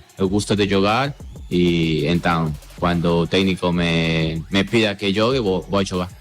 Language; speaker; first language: Portuguese; non-native, learner; Spanish